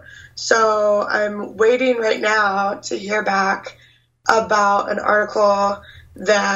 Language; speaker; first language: English; native; English